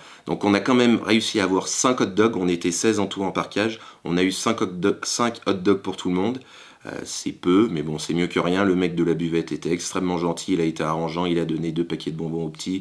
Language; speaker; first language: French; native; French